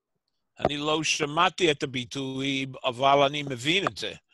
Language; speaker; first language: Hebrew; non-native, fluent; English